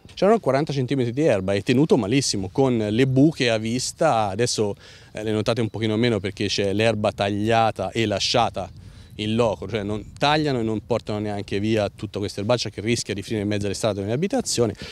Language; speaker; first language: Italian; native; Italian